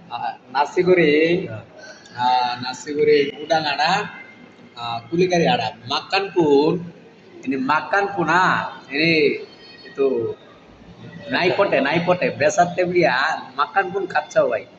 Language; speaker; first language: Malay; non-native, learner; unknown